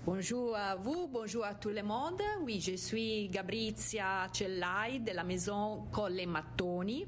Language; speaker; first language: French; non-native, fluent; Italian